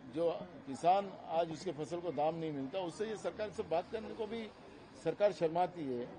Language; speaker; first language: Hindi; non-native, local second language; Marathi